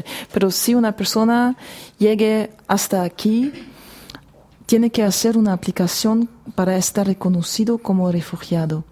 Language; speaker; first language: Spanish; non-native, fluent; German